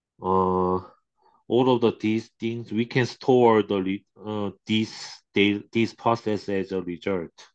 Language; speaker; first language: English; non-native, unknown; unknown